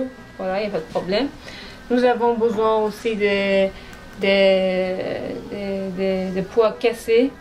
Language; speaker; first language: French; non-native, fluent; Persian